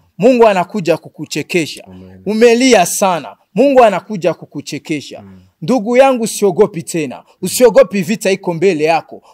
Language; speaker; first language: Swahili; non-native, local second language; Rundi